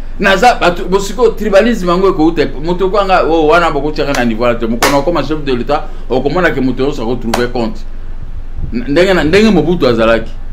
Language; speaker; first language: Lingala; native; Lingala